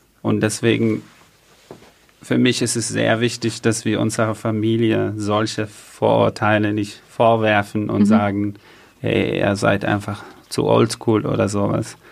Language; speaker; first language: German; non-native, fluent; Arabic